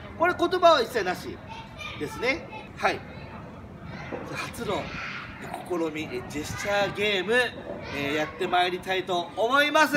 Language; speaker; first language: Japanese; native; Japanese